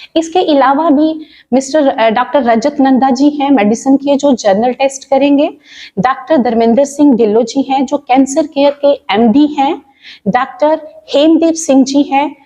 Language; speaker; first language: Hindi; non-native, local second language; Punjabi